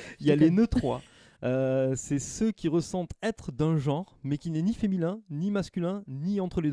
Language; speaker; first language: French; native; French